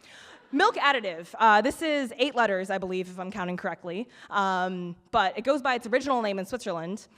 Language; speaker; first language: English; native; English